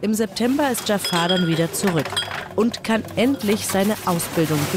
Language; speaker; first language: German; native; German